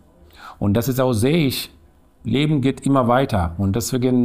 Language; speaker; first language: German; non-native, learner; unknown